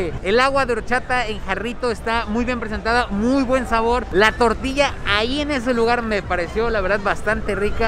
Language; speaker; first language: Spanish; native; Spanish